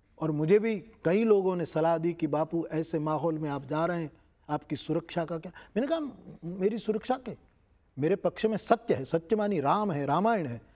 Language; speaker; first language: Hindi; non-native, local second language; Gujarati